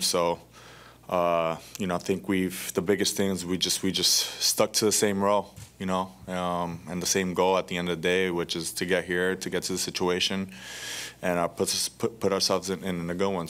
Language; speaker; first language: English; early bilingual, other home language; Spanish